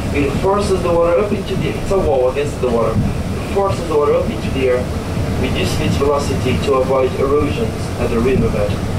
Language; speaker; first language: English; non-native, fluent; Portuguese